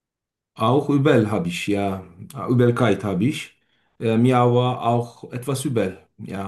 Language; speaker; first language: German; non-native, fluent; Turkish